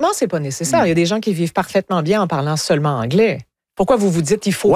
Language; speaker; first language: French; native; French